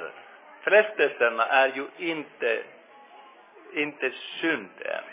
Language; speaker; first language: Swedish; non-native, fluent; Finnish